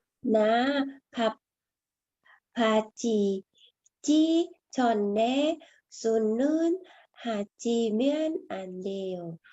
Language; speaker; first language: Korean; non-native, learner; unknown